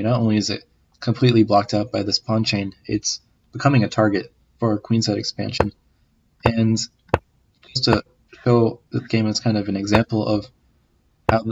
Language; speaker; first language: English; native; English